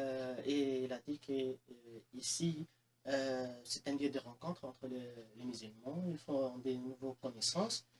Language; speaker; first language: French; non-native, local second language; Arabic